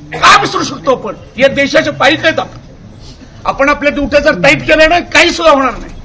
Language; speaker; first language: Marathi; native; Marathi